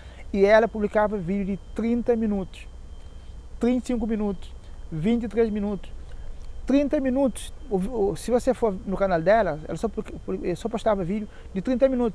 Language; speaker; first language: Portuguese; non-native, local second language; Kabuverdianu